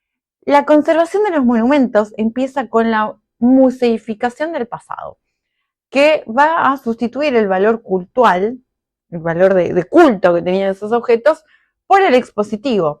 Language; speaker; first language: Spanish; native; Spanish